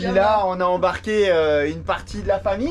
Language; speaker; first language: French; native; French